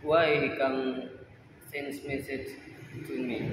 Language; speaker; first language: English; non-native, learner; Indonesian